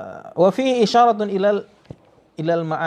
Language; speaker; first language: Arabic; non-native, fluent; Indonesian